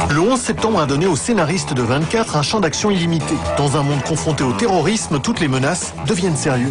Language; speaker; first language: French; native; French